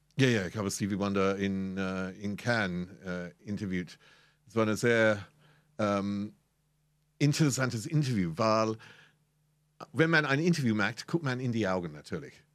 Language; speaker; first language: German; non-native, fluent; English